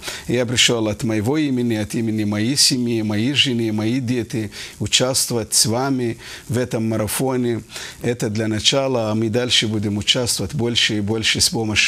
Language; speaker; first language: Russian; non-native, fluent; Arabic